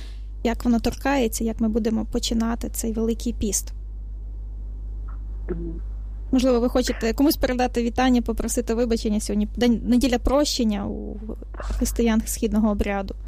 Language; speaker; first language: Ukrainian; native; Ukrainian